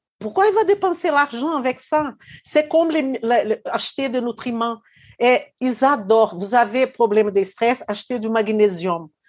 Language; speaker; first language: French; non-native, fluent; Portuguese